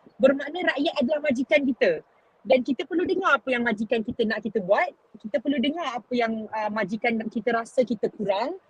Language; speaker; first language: Malay; native; Malay